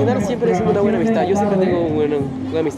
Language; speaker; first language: Spanish; native; Spanish